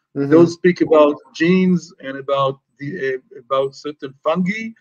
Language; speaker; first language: English; non-native, fluent; Hebrew